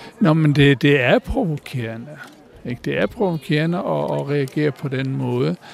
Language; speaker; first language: Danish; native; Danish